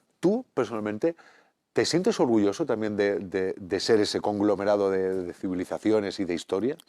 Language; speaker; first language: Spanish; native; Spanish